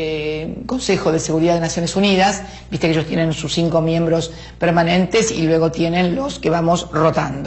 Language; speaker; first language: Spanish; native; Spanish